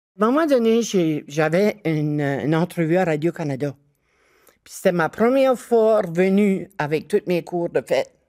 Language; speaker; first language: French; native; French